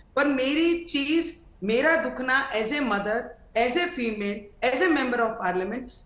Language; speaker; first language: Hindi; non-native, local second language; Marathi